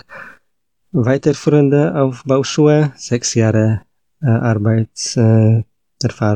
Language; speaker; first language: German; non-native, learner; Polish